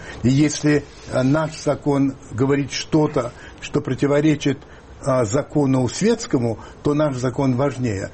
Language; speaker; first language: Russian; non-native, fluent; French